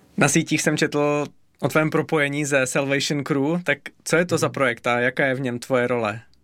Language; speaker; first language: Czech; native; Czech